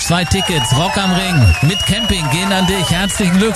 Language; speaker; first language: German; native; German